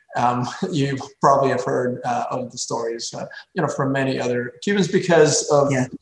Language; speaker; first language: English; early bilingual, other home language; Spanish